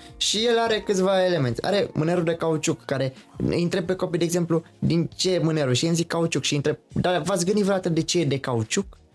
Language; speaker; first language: Romanian; native; Romanian